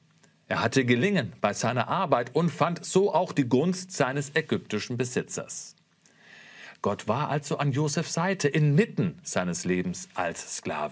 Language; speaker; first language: German; native; German